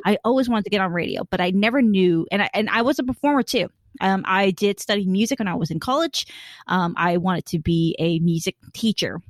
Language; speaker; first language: English; early bilingual, other home language; Khmer